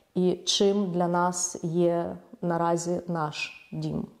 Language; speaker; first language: Ukrainian; native; Ukrainian